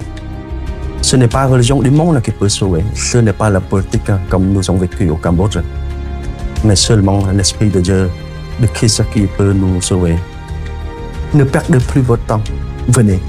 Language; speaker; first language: French; non-native, fluent; Khmer